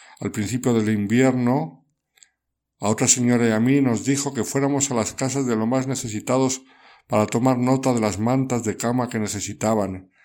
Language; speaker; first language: Spanish; native; Spanish